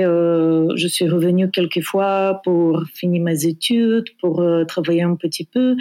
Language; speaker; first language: French; non-native, fluent; Bulgarian